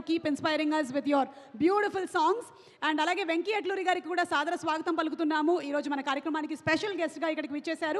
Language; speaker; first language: Telugu; native; Telugu